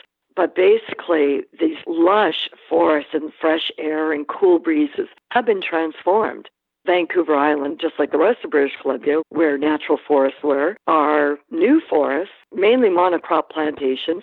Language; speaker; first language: English; native; English